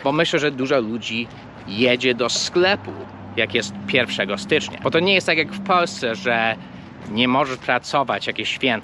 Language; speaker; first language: Polish; early bilingual, heritage; English